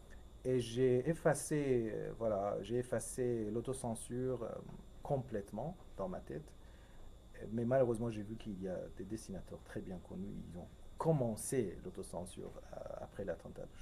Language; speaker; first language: French; non-native, fluent; Persian